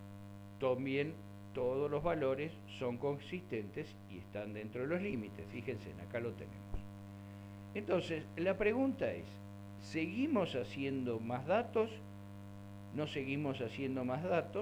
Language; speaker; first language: Spanish; native; Spanish